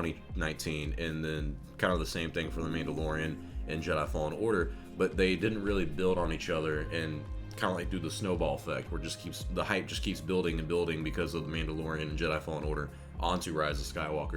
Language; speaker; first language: English; native; English